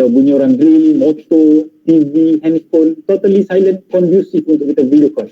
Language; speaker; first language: Malay; native; Malay